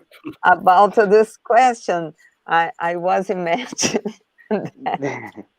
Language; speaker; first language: English; non-native, learner; Portuguese